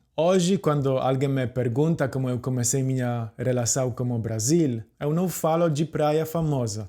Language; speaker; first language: Portuguese; non-native, fluent; Polish